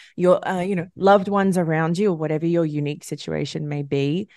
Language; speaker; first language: English; native; English